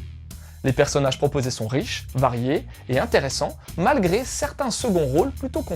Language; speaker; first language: French; native; French